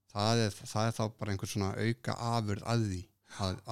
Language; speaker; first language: Icelandic; native; Icelandic